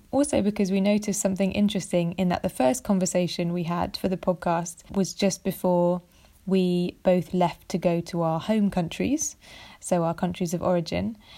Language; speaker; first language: English; native; English